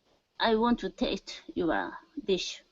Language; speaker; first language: English; non-native, learner; Japanese